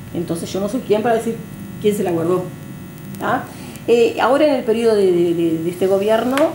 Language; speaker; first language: Spanish; native; Spanish